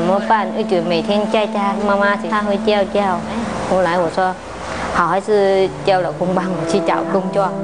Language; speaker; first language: Chinese; non-native, learner; Vietnamese